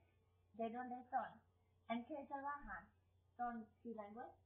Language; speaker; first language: Spanish; non-native, learner; English